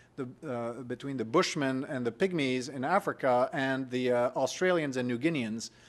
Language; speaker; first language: English; non-native, fluent; French